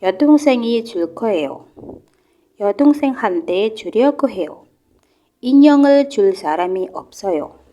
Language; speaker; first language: Korean; non-native, fluent; Indonesian